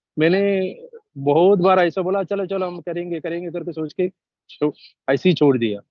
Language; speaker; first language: Hindi; non-native, local second language; Malayalam